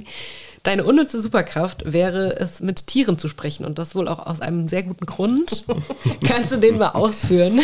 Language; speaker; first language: German; native; German